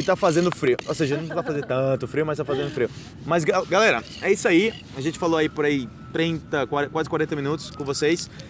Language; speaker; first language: Portuguese; native; Portuguese